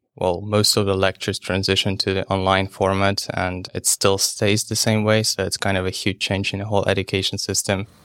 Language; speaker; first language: English; non-native, fluent; Ukrainian